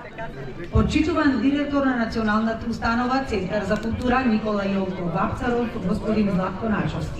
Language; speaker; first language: Macedonian; native; Macedonian